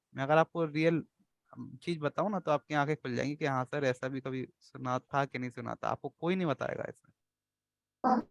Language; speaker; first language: Hindi; native; Hindi